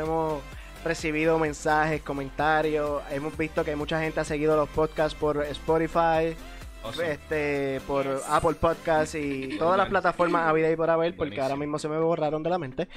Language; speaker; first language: Spanish; native; Spanish